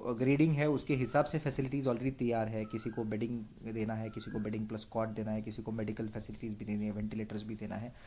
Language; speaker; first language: Hindi; non-native, local second language; Marathi